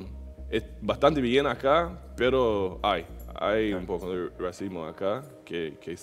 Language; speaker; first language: Spanish; non-native, learner; English